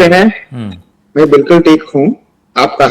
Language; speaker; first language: Hindi; non-native, learner; Telugu